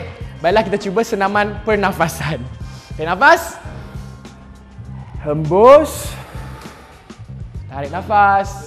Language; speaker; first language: Malay; native; Malay